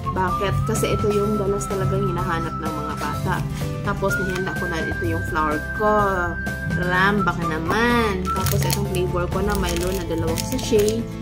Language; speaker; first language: Filipino; non-native, local second language; Cebuano